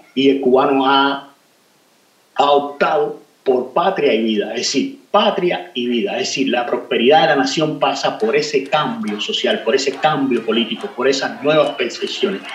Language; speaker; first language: Spanish; native; Spanish